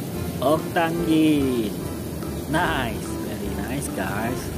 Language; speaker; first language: English; non-native, learner; Indonesian